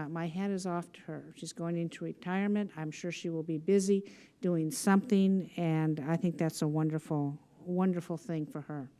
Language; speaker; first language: English; native; English